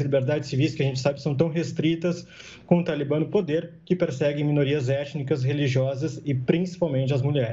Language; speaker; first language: Portuguese; native; Portuguese